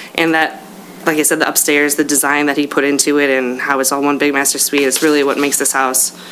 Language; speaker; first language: English; native; English